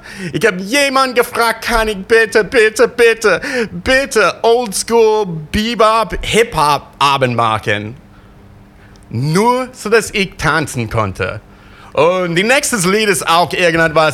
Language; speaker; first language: German; non-native, learner; English